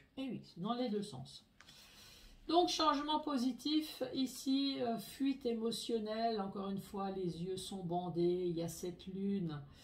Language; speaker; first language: French; native; French